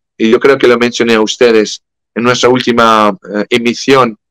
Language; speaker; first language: Spanish; non-native, fluent; French